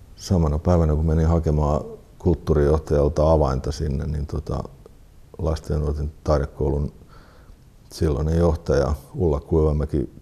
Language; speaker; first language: Finnish; native; Finnish